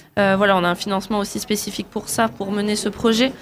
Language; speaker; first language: French; native; French